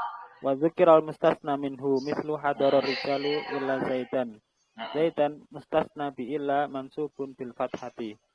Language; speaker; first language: Arabic; non-native, learner; Indonesian